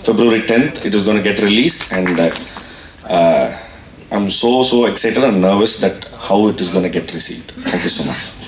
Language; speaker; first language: English; non-native, local second language; Tamil